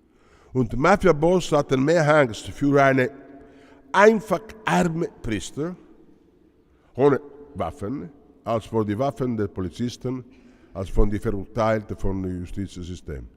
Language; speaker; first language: German; non-native, learner; Italian